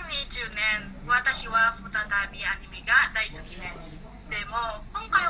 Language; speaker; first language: Japanese; non-native, learner; Indonesian